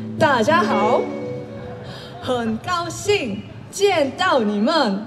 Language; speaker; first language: Chinese; non-native, learner; Korean